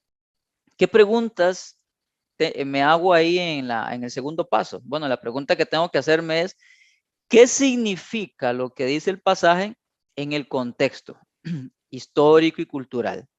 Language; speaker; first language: Spanish; native; Spanish